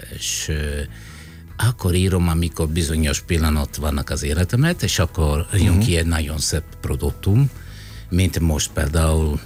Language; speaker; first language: Hungarian; non-native, fluent; Italian